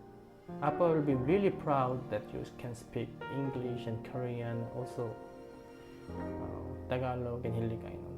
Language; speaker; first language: English; non-native, fluent; Korean